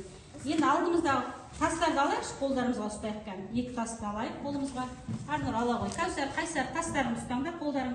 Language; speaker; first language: Kazakh; native; Kazakh